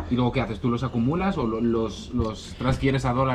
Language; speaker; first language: Spanish; native; Spanish